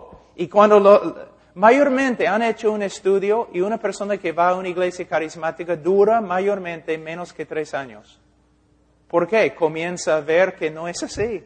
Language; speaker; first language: Spanish; non-native, fluent; English